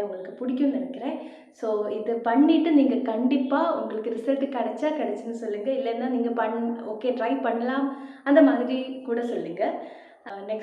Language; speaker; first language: Tamil; non-native, learner; Malayalam